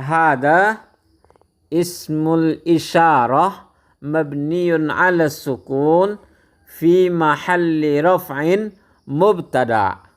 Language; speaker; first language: Arabic; non-native, fluent; Indonesian